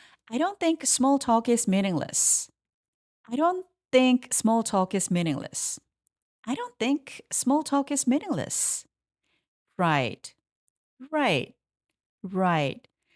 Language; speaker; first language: English; non-native, fluent; Korean